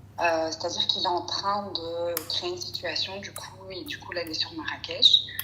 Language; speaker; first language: French; early bilingual, other home language; Arabic